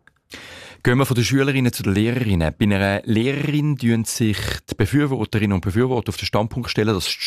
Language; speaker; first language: German; native; German